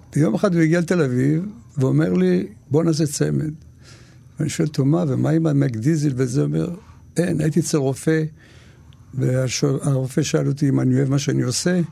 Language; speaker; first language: Hebrew; native; Hebrew